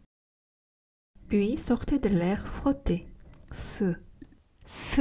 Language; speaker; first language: French; non-native, fluent; Korean